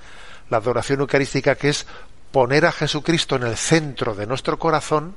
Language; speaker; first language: Spanish; native; Spanish